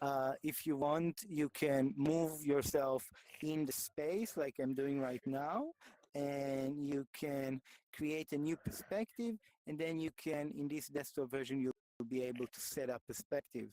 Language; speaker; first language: English; non-native, fluent; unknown